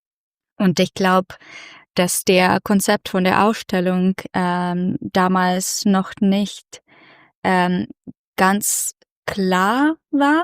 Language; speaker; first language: German; non-native, fluent; Russian